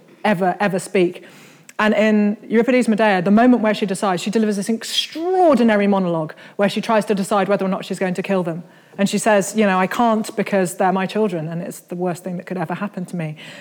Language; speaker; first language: English; native; English